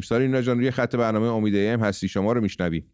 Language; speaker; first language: Persian; native; Persian